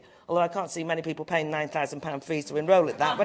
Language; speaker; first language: English; native; English